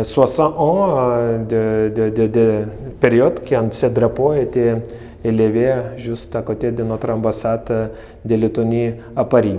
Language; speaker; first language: French; non-native, fluent; Lithuanian